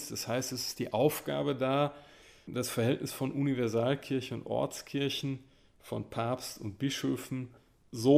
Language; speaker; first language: German; native; German